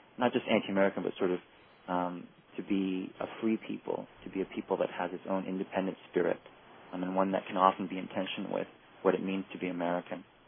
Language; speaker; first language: English; native; English